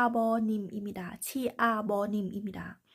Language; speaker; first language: Korean; non-native, learner; Thai